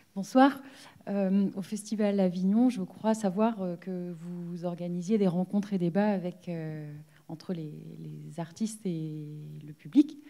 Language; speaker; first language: French; native; French